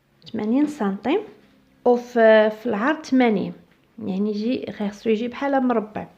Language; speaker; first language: Arabic; native; Arabic